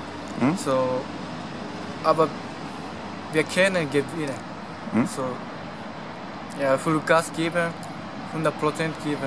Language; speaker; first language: German; non-native, learner; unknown